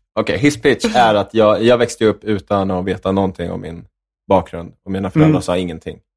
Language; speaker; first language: Swedish; native; Swedish